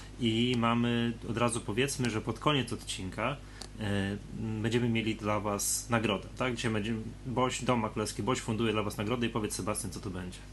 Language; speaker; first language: Polish; native; Polish